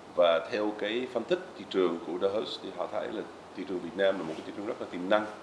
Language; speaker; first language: Vietnamese; non-native, fluent; Dutch